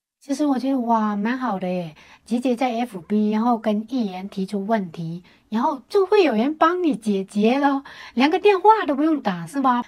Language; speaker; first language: Chinese; native; Chinese